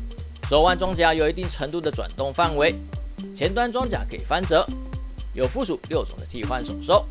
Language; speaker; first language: Chinese; native; Chinese